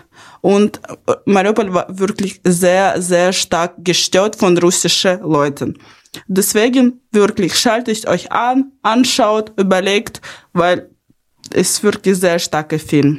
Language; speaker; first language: German; non-native, fluent; Ukrainian